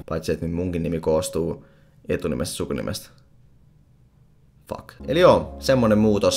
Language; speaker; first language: Finnish; native; Finnish